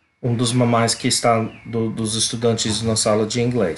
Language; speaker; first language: Portuguese; non-native, learner; English